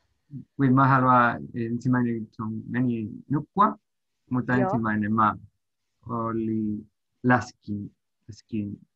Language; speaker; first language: Finnish; non-native, learner; Spanish